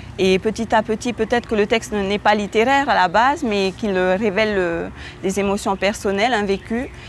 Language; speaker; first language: French; native; French